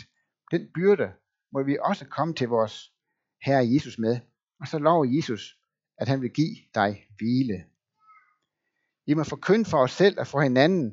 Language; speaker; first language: Danish; native; Danish